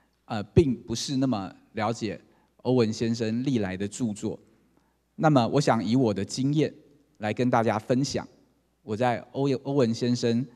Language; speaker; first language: Chinese; native; Chinese